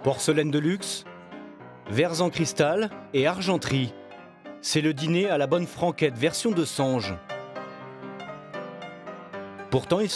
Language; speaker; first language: French; native; French